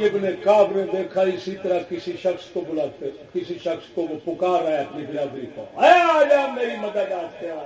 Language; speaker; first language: Urdu; non-native, local second language; Punjabi